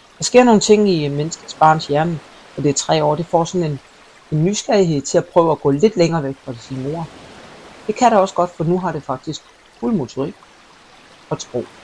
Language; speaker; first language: Danish; native; Danish